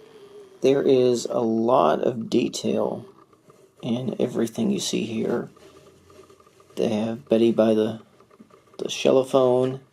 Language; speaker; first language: English; native; English